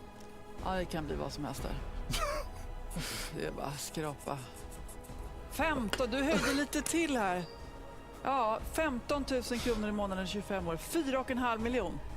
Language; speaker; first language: Swedish; native; Swedish